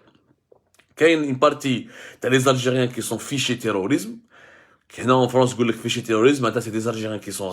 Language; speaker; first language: French; non-native, local second language; Arabic